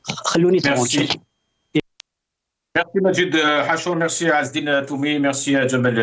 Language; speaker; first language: French; non-native, local second language; Arabic